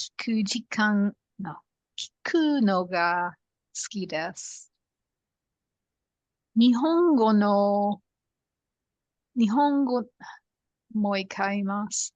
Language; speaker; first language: Japanese; non-native, learner; English